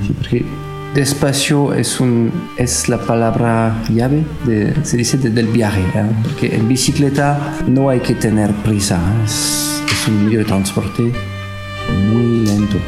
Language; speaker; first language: Spanish; non-native, fluent; French